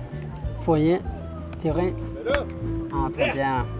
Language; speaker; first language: French; non-native, learner; English